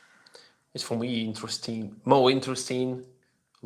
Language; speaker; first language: English; non-native, learner; Russian